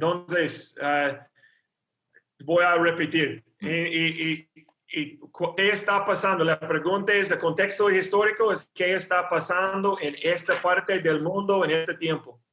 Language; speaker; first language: Spanish; non-native, learner; English